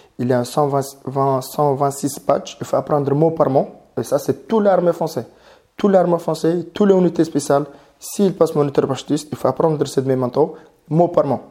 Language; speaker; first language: French; non-native, learner; Mongolian